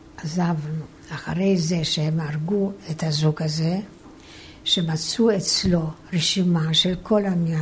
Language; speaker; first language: Hebrew; non-native, fluent; Polish